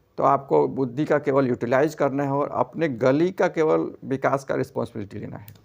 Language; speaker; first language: Hindi; native; Hindi